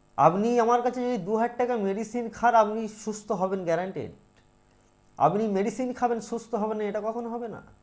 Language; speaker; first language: Bangla; native; Bangla